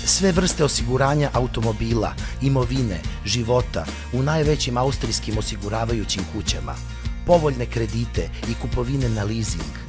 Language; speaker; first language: Bosnian; native; Bosnian